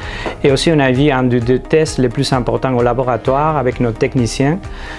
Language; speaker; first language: French; non-native, fluent; Spanish